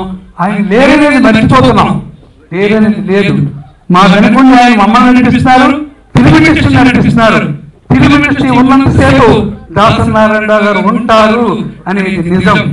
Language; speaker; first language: Telugu; native; Telugu